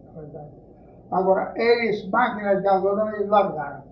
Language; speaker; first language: Portuguese; non-native, fluent; Ukrainian